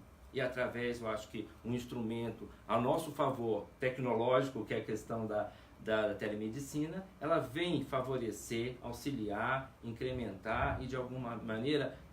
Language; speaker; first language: Portuguese; native; Portuguese